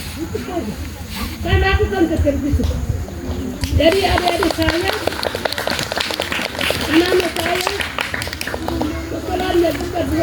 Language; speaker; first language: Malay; non-native, local second language; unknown